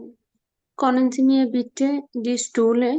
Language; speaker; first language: German; non-native, learner; Bangla